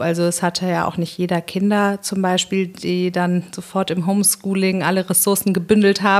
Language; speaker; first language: German; native; German